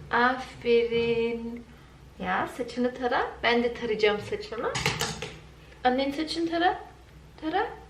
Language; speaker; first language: Turkish; early bilingual, heritage; Turkish